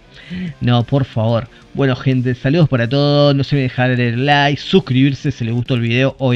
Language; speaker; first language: Spanish; native; Spanish